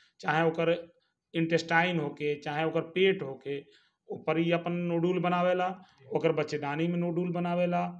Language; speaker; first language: Hindi; native; Hindi